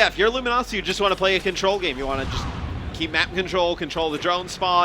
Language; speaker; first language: English; native; English